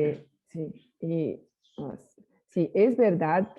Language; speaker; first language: Spanish; non-native, learner; Portuguese